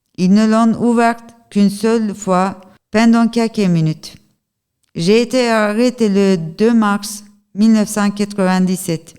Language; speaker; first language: French; non-native, learner; Turkish